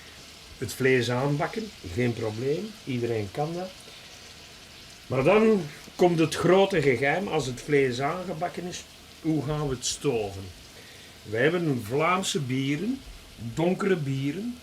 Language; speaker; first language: Dutch; native; Dutch